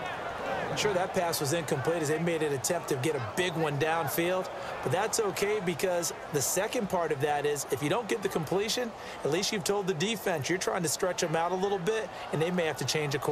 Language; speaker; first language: English; native; English